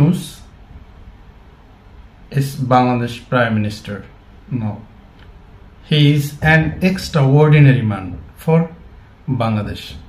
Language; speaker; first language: English; non-native, learner; Bangla